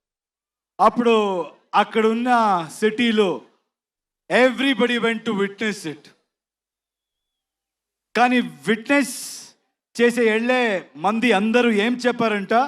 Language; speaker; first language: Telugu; non-native, learner; Kannada